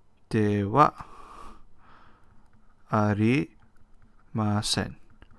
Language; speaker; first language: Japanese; non-native, fluent; English